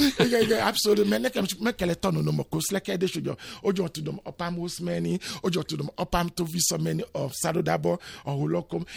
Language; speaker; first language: Hungarian; non-native, fluent; Yoruba